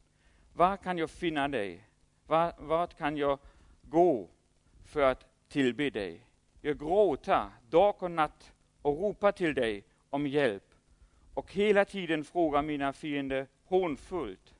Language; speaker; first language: Swedish; non-native, fluent; German